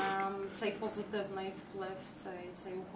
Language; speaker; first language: Ukrainian; non-native, fluent; Polish